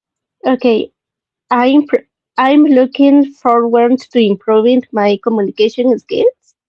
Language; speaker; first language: English; non-native, learner; Spanish